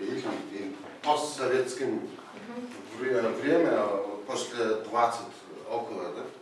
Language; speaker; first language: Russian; non-native, learner; Mongolian